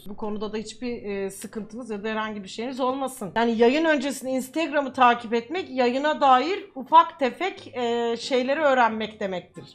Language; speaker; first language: Turkish; native; Turkish